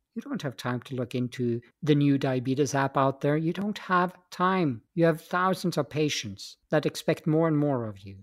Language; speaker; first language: English; non-native, fluent; Swedish